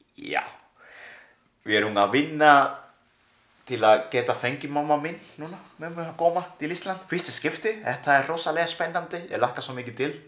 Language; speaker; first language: Icelandic; non-native, learner; Spanish